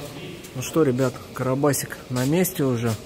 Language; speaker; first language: Russian; native; Russian